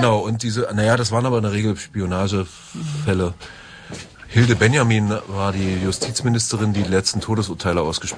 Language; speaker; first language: German; native; German